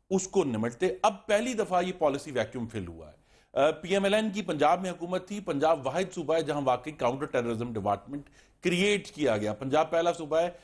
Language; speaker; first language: Urdu; native; Urdu